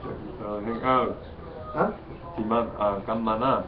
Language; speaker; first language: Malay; non-native, learner; Korean